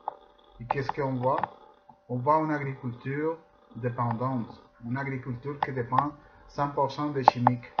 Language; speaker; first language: French; non-native, fluent; Spanish